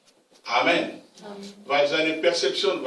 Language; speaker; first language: German; non-native, learner; Romanian